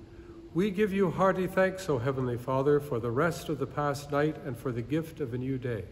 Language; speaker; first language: English; native; English